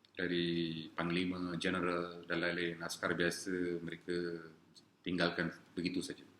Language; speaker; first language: Malay; non-native, local second language; Tamil